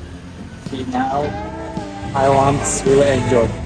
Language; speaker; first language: English; non-native, learner; Turkish